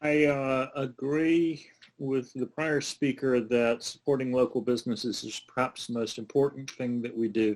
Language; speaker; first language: English; native; English